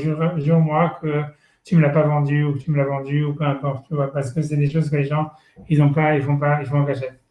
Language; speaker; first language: French; native; French